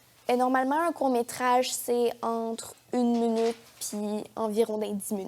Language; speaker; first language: French; native; French